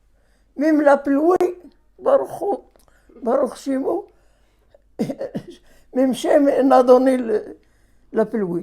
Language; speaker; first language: French; non-native, learner; Arabic